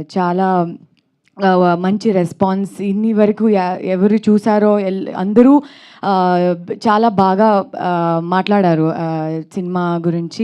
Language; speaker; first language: Telugu; non-native, learner; Kannada